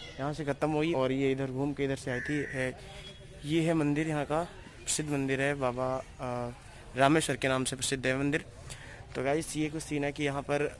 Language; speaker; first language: Hindi; native; Hindi